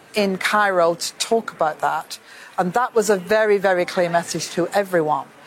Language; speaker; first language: English; native; English